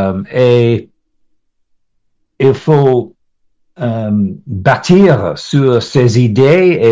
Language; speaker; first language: French; non-native, learner; English